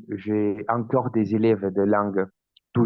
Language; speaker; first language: French; non-native, learner; Spanish